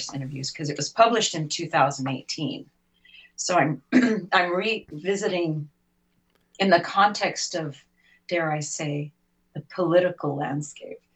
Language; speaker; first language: English; native; English